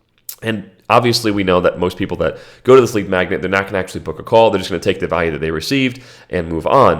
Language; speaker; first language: English; native; English